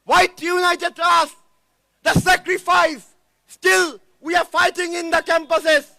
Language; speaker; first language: English; non-native, local second language; Bangla